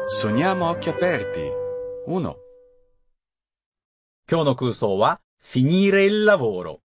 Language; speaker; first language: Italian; non-native, fluent; Japanese